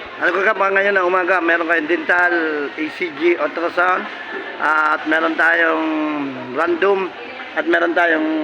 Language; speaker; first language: Filipino; non-native, local second language; Bikol